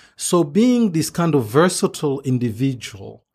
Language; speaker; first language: English; non-native, fluent; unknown